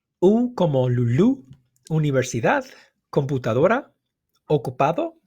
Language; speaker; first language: Spanish; non-native, fluent; English